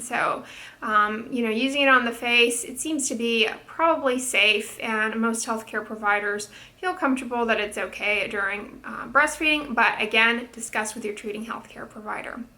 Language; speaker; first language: English; native; English